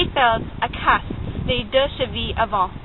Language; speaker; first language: French; non-native, learner; English